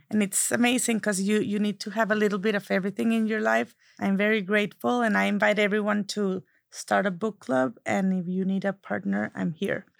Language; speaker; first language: English; non-native, fluent; Spanish